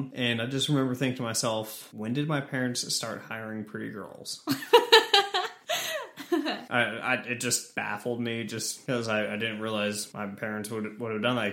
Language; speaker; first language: English; native; English